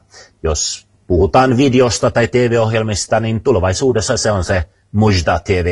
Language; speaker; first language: Finnish; non-native, fluent; Swedish